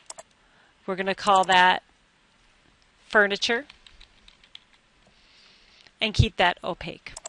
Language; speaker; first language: English; native; English